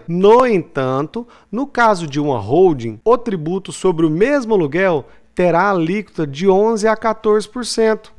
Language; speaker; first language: Portuguese; native; Portuguese